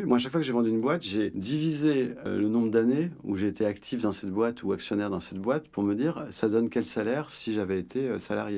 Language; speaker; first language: French; native; French